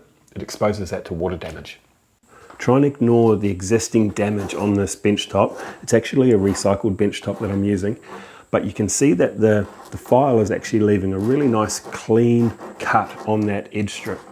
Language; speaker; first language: English; native; English